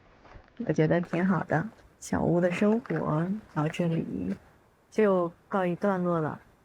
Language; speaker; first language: Chinese; native; Chinese